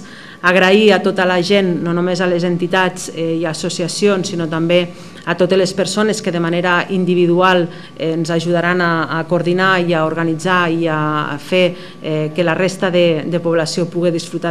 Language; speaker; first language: Catalan; native; Catalan